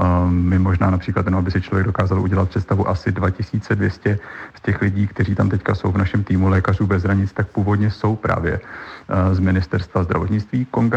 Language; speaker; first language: Czech; native; Czech